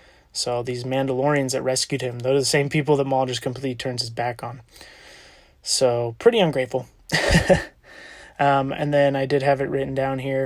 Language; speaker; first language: English; native; English